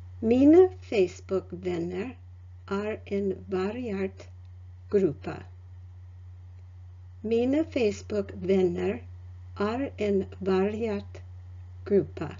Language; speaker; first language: Norwegian; non-native, learner; English